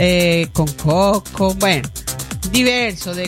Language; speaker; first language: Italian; non-native, learner; Spanish